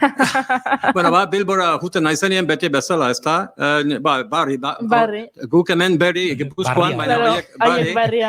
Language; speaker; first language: Basque; non-native, learner; English